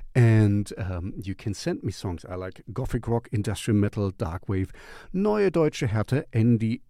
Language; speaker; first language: English; non-native, fluent; German